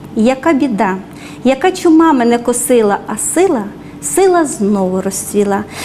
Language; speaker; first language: Ukrainian; native; Ukrainian